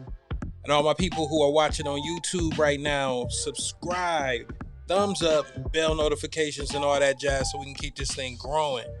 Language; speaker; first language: English; native; English